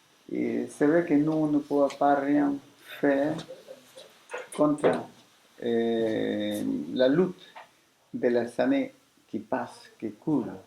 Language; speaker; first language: French; non-native, fluent; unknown